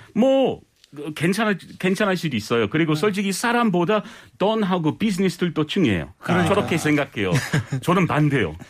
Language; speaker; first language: Korean; non-native, learner; English